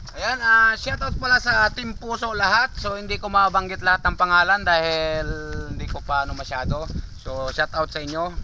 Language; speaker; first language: Filipino; native; Filipino